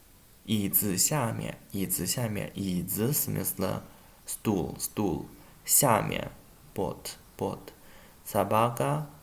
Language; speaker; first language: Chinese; non-native, fluent; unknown